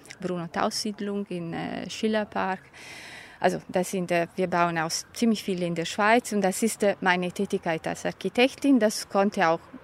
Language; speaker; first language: German; non-native, fluent; Italian